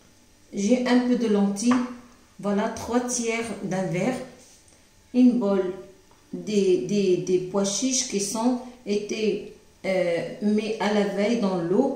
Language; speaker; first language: French; non-native, local second language; Arabic